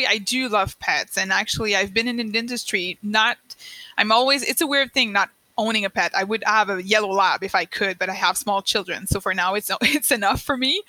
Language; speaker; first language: English; non-native, fluent; French